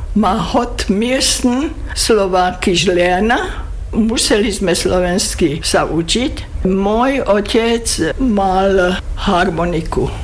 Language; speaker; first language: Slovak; non-native, local second language; German